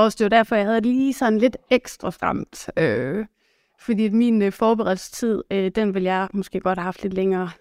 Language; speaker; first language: Danish; native; Danish